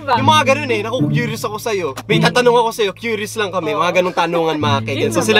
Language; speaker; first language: Filipino; native; Filipino